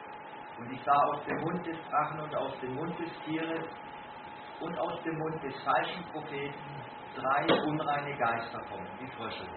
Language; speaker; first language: German; native; German